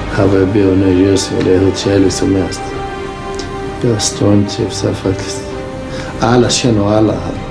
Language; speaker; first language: Swedish; early bilingual, other home language; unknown